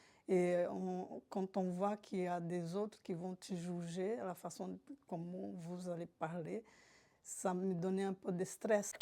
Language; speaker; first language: French; non-native, fluent; Portuguese